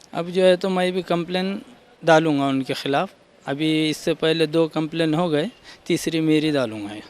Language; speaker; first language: Hindi; non-native, local second language; Marathi